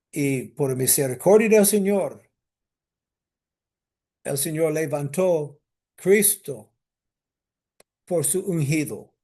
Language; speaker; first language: Spanish; non-native, fluent; English